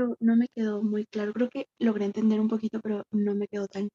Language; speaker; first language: Spanish; native; Spanish